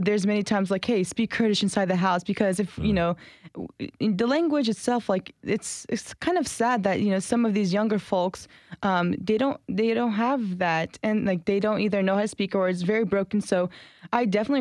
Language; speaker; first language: English; early bilingual, other home language; Kurdish